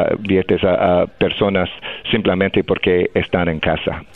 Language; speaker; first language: Spanish; non-native, fluent; English